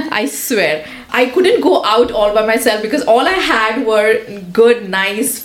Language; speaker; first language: English; non-native, local second language; Hindi